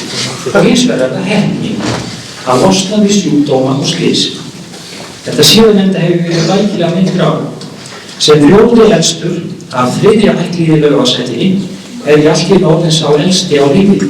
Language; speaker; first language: Icelandic; native; Icelandic